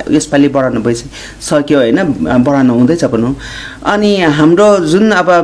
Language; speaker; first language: Nepali; non-native, local second language; Sherpa